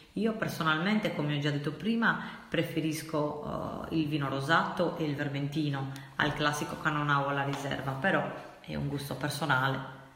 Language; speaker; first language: Italian; native; Italian